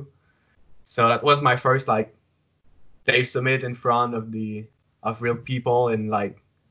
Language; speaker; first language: English; non-native, fluent; French